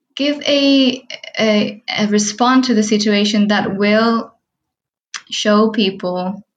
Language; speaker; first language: English; early bilingual, heritage; Spanish